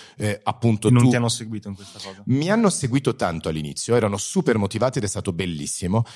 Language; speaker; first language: Italian; early bilingual, heritage; Italian